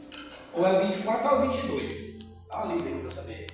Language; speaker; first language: Portuguese; native; Portuguese